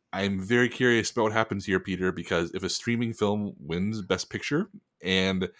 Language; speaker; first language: English; native; English